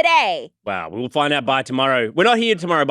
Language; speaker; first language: English; native; English